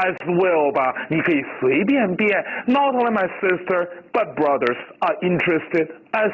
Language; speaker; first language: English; non-native, fluent; Chinese